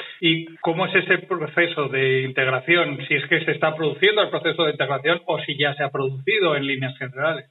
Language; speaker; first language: Spanish; native; Spanish